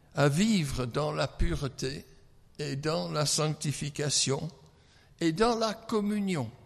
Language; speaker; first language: French; non-native, fluent; English